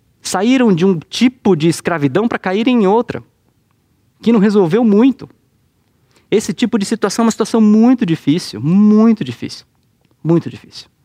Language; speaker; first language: Portuguese; native; Portuguese